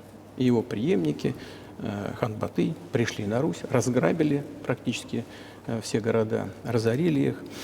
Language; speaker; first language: Russian; native; Russian